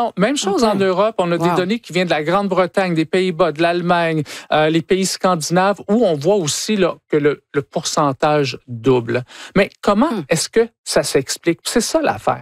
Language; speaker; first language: French; native; French